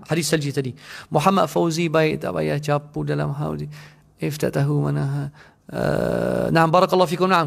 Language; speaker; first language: Malay; non-native, fluent; Arabic